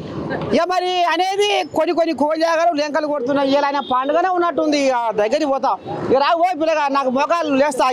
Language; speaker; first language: Telugu; native; Telugu